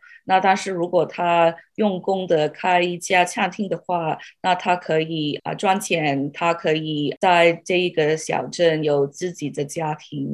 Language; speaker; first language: Chinese; early bilingual, heritage; English